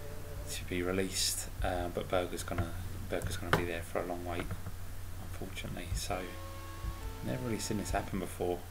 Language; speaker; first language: English; native; English